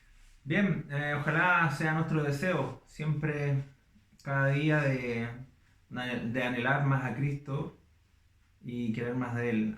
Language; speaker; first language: Spanish; native; Spanish